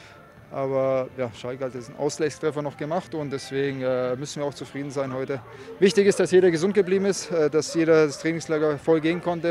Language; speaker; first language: German; native; German